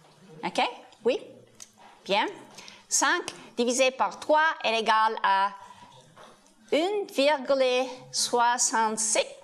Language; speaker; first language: French; non-native, learner; Italian